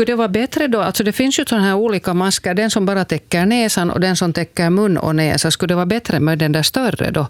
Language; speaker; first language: Swedish; native; Swedish